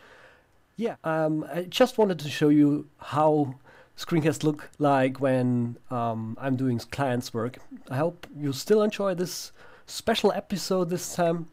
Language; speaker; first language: English; non-native, fluent; German